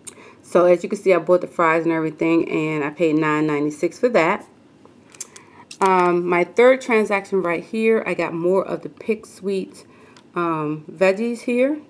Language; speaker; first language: English; native; English